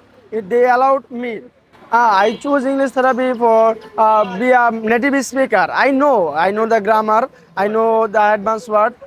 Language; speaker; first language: English; non-native, learner; Bangla